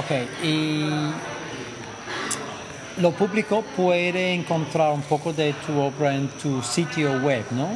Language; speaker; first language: Spanish; non-native, fluent; English